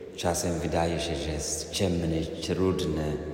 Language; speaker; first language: Polish; non-native, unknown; Amharic